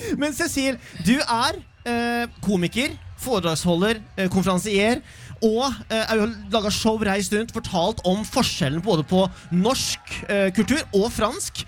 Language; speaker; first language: Norwegian; native; Norwegian